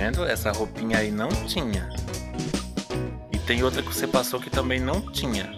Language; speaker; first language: Portuguese; native; Portuguese